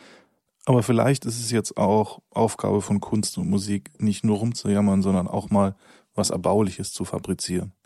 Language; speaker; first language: German; native; German